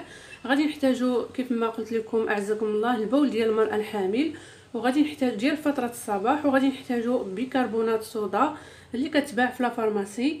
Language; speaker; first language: Arabic; native; Arabic